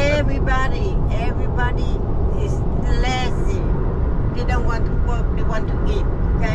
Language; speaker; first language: English; non-native, learner; Vietnamese